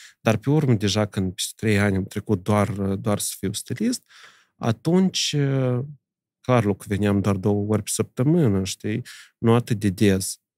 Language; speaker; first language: Romanian; native; Romanian